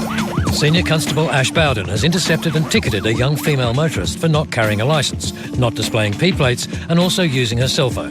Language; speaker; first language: English; native; English